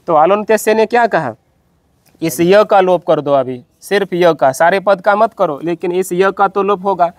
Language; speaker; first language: Hindi; non-native, local second language; Marathi